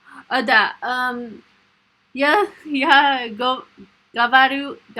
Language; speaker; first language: Russian; non-native, learner; English